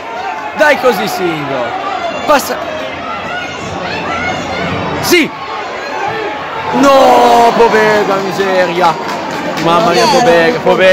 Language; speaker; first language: Italian; native; Italian